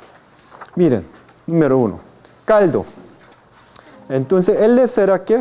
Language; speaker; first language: Spanish; non-native, fluent; Korean